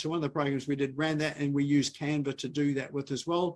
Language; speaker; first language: English; native; English